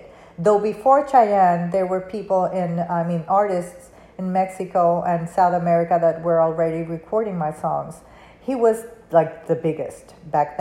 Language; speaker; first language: English; non-native, fluent; Spanish